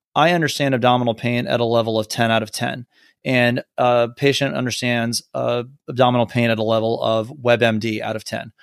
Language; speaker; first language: English; native; English